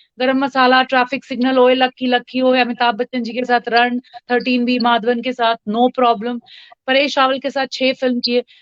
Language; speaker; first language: Hindi; non-native, local second language; Bhojpuri